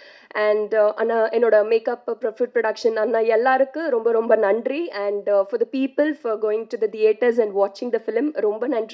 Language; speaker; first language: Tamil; non-native, learner; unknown